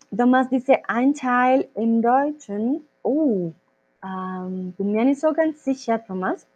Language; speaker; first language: German; non-native, fluent; Spanish